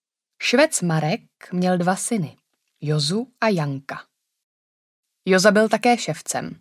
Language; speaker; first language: Czech; native; Czech